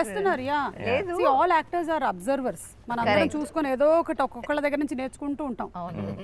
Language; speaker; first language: Telugu; native; Telugu